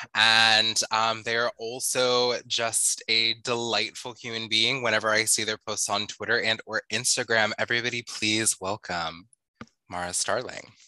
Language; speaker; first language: English; native; English